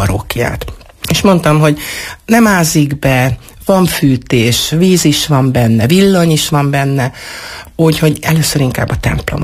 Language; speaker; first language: Hungarian; native; Hungarian